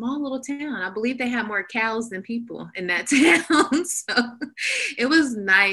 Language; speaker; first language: English; native; English